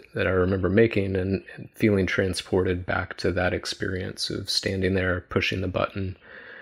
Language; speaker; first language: English; native; English